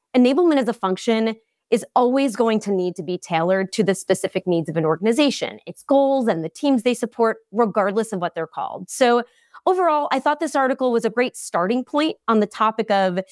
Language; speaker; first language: English; native; English